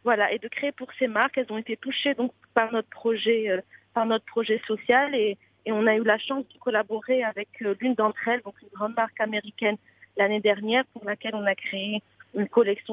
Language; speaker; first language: French; non-native, local second language; Arabic